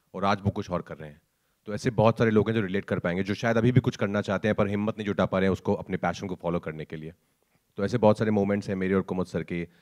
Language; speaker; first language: Hindi; native; Hindi